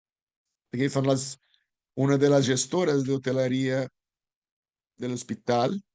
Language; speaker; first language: Spanish; non-native, learner; Portuguese